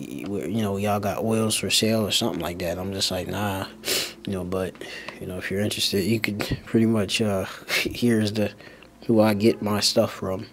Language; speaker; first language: English; native; English